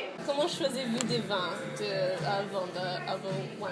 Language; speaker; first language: French; non-native, learner; English